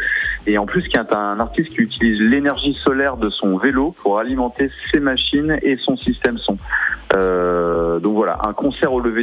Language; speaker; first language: French; native; French